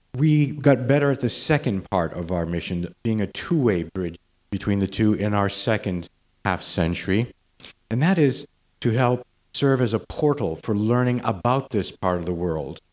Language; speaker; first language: English; native; English